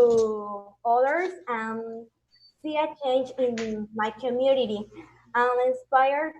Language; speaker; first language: English; non-native, learner; Spanish